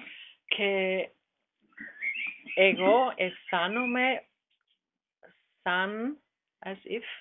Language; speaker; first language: Greek; non-native, learner; German